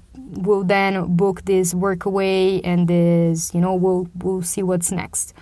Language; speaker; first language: English; non-native, fluent; Portuguese